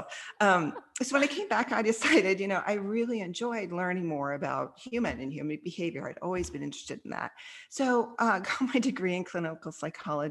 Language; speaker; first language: English; native; English